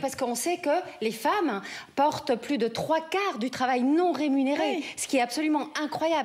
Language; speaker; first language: French; native; French